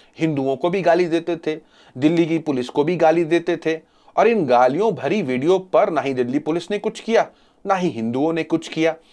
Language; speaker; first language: Hindi; native; Hindi